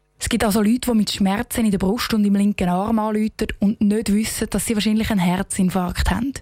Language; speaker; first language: German; native; German